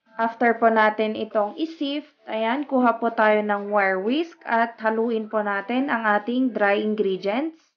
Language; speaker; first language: Filipino; native; Filipino